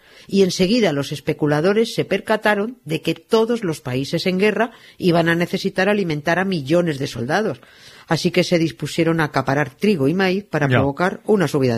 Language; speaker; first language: Spanish; native; Spanish